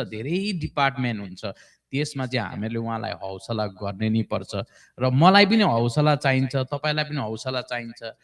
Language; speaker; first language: Nepali; native; Nepali